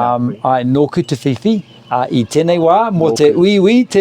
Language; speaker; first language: Māori; non-native, local second language; English